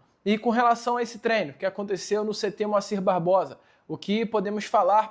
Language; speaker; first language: Portuguese; native; Portuguese